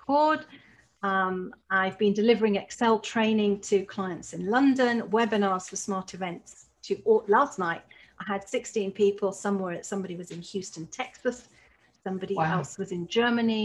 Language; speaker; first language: English; native; English